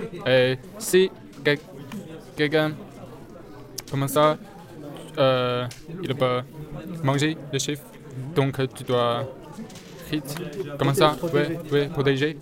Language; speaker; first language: French; non-native, learner; Chinese